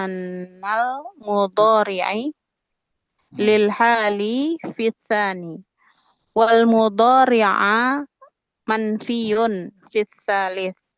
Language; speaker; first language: Arabic; non-native, learner; Indonesian